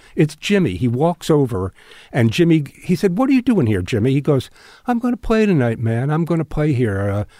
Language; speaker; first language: English; native; English